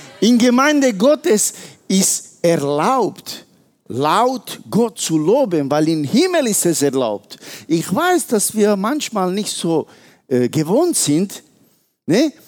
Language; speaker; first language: German; non-native, fluent; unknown